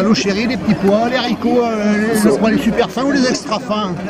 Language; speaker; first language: French; native; French